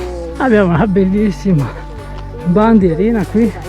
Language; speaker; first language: Italian; native; Italian